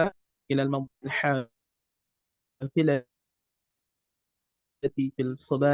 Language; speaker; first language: Arabic; non-native, learner; Indonesian